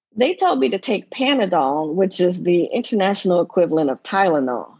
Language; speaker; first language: English; native; English